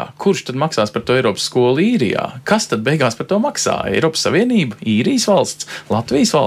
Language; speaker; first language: Latvian; native; Latvian